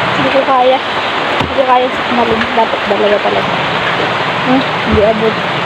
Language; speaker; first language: Filipino; native; Filipino